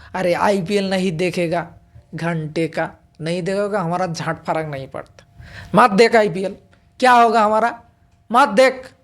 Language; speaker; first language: Hindi; non-native, local second language; Bangla